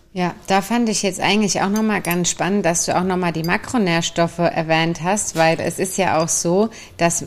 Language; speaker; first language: German; native; German